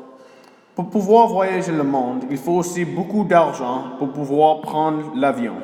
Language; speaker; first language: French; early bilingual, other home language; English